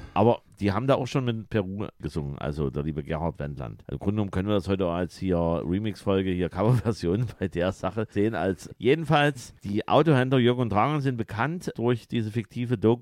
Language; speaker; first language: German; native; German